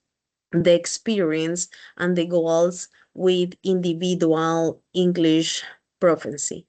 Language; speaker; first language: English; non-native, learner; Spanish